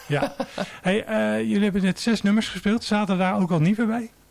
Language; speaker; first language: Dutch; native; Dutch